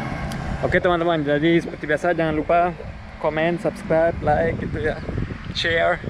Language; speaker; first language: Indonesian; early bilingual, heritage; German